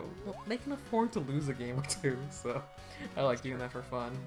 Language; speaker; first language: English; native; English